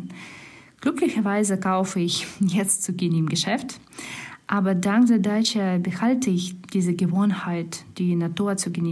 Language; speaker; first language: German; non-native, fluent; Russian